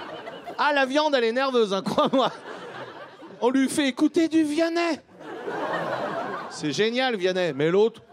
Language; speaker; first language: French; native; French